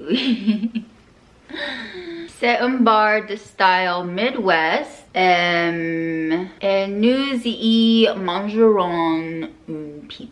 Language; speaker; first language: French; non-native, learner; English